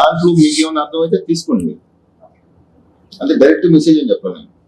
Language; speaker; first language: Telugu; native; Telugu